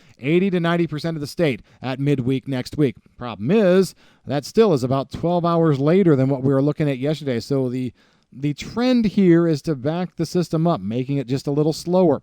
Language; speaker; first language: English; native; English